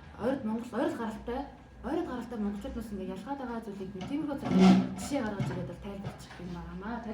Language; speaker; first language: Mongolian; native; Mongolian